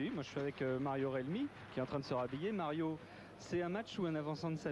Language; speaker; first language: French; native; French